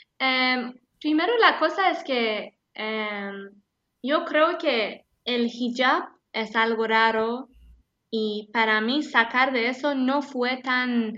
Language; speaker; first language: Spanish; non-native, fluent; Persian